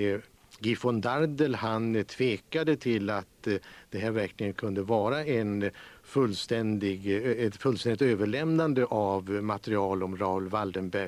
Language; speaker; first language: Swedish; native; Swedish